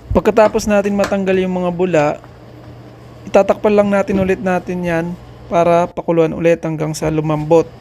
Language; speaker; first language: Filipino; non-native, local second language; Pampanga